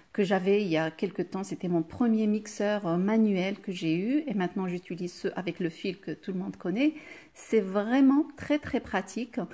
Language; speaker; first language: French; non-native, local second language; Arabic